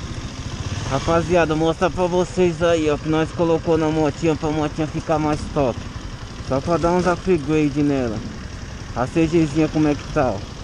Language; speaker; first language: Portuguese; native; Portuguese